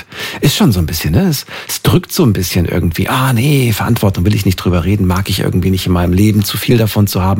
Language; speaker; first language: German; native; German